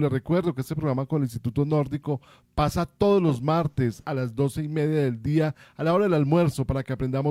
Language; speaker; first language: Spanish; native; Spanish